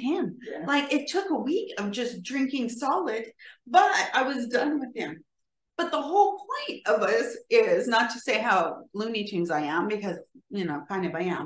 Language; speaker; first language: English; native; English